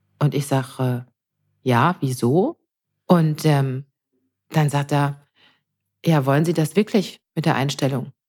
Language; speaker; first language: German; native; German